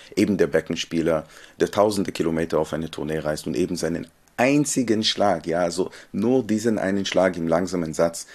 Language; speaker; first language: German; non-native, fluent; Hebrew